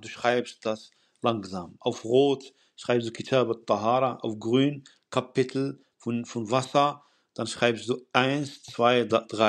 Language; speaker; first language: German; non-native, fluent; Arabic